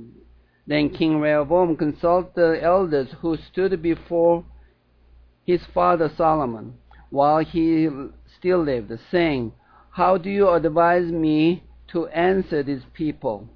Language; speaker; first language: English; non-native, fluent; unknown